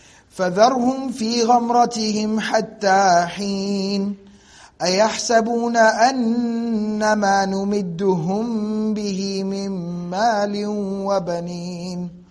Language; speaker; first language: Arabic; non-native, fluent; English